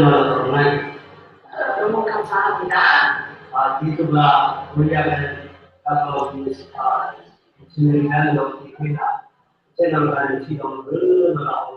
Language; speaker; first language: Korean; non-native, learner; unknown